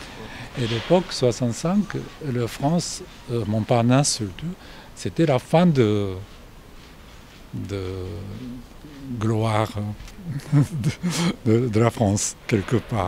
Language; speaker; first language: French; non-native, fluent; Japanese